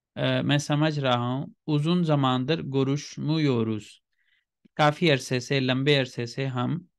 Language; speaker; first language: Urdu; native; Urdu